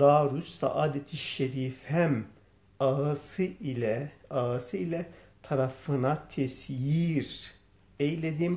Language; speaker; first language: Turkish; native; Turkish